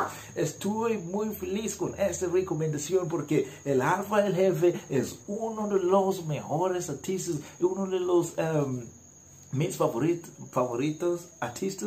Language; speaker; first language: Spanish; non-native, learner; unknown